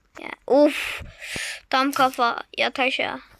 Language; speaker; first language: Turkish; native; Turkish